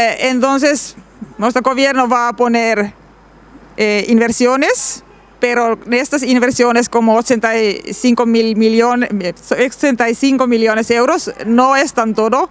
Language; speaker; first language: Spanish; non-native, learner; Finnish